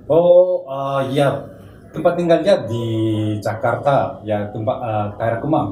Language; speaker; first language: Indonesian; non-native, learner; Korean